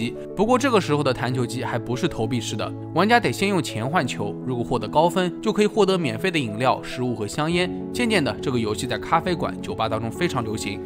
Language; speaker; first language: Chinese; native; Chinese